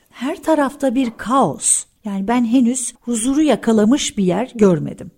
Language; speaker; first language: Turkish; early bilingual, heritage; Turkish